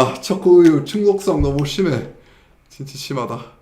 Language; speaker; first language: Korean; non-native, fluent; English